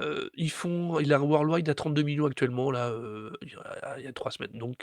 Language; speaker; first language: French; native; French